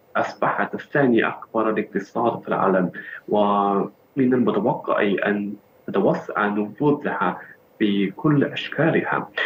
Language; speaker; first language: Arabic; non-native, fluent; Chinese